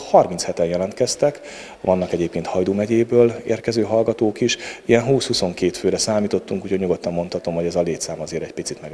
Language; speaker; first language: Hungarian; native; Hungarian